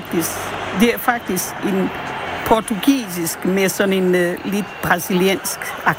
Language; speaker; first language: Danish; non-native, fluent; Portuguese